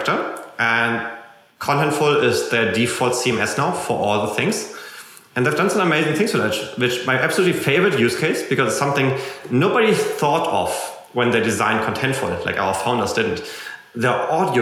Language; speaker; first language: English; non-native, fluent; German